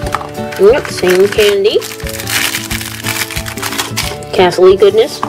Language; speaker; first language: English; native; English